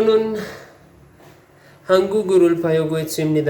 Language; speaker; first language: Korean; non-native, learner; Urdu